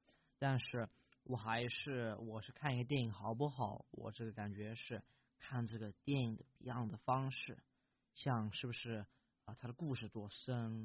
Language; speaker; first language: Chinese; early bilingual, heritage; English